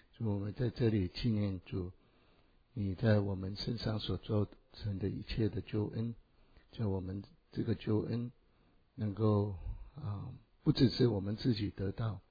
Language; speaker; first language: Chinese; native; Chinese